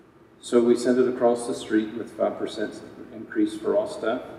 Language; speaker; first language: English; native; English